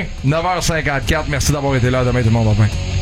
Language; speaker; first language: French; native; French